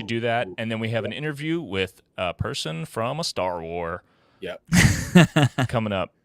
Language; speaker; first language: English; native; English